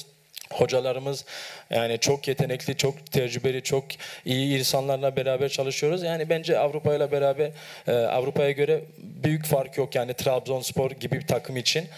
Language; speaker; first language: Turkish; early bilingual, heritage; Turkish